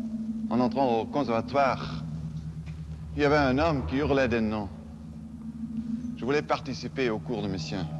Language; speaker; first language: French; non-native, fluent; German